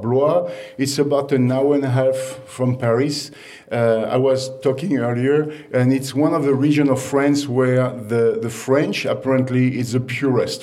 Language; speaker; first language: English; non-native, fluent; French